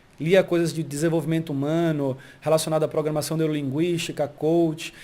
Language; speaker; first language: Portuguese; early bilingual, heritage; Portuguese